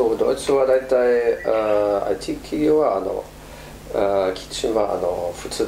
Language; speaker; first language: Japanese; non-native, fluent; German